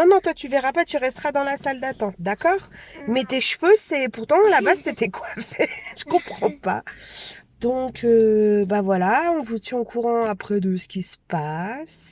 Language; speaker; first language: French; native; French